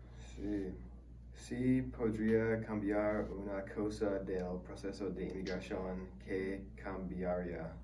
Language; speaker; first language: Spanish; non-native, learner; English